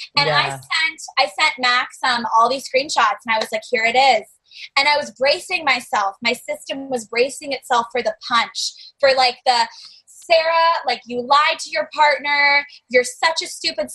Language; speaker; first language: English; native; English